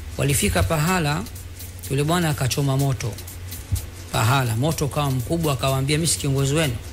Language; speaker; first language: Swahili; native; Swahili